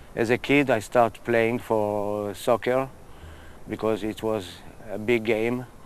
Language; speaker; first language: English; non-native, fluent; Hebrew